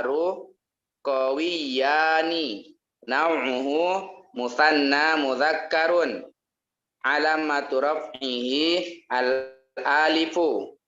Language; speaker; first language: Arabic; non-native, learner; Indonesian